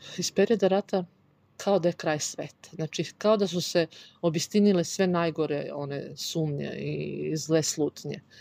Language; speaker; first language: Serbian; native; Serbian